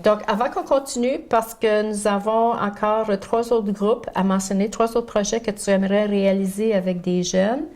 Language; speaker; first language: French; native; French